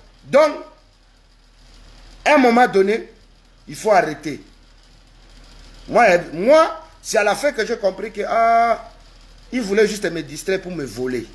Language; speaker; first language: French; non-native, local second language; Lingala